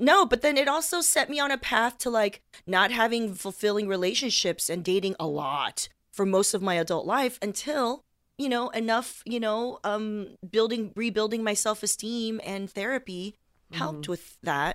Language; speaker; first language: English; native; English